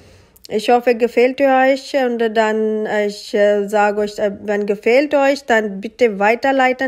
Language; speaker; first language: German; non-native, learner; Urdu